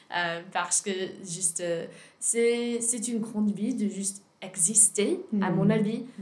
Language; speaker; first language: French; non-native, learner; English